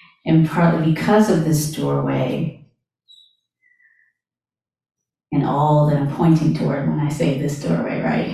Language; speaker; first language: English; native; English